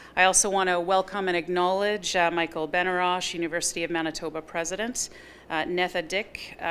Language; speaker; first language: English; native; English